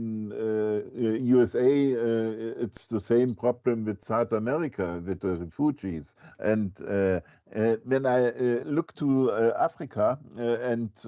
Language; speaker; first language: English; non-native, fluent; German